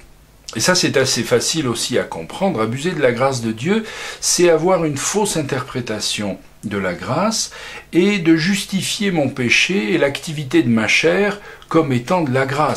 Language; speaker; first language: French; native; French